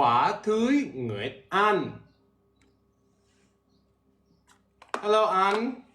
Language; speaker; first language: Vietnamese; non-native, learner; English